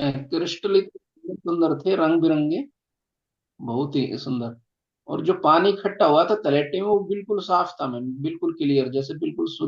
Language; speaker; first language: Hindi; native; Hindi